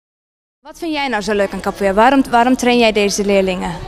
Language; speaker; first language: Dutch; native; Dutch